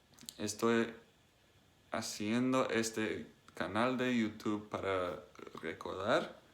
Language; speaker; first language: Spanish; non-native, learner; English